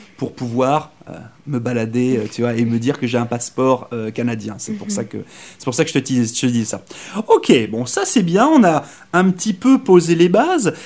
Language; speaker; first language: French; native; French